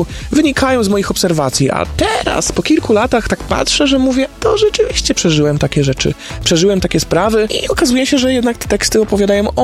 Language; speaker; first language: Polish; native; Polish